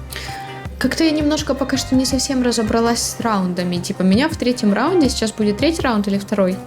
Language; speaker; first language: Russian; native; Russian